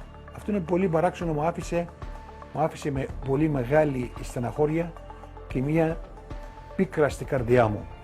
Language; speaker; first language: Greek; non-native, local second language; Turkish